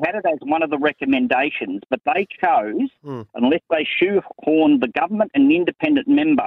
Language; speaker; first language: English; native; English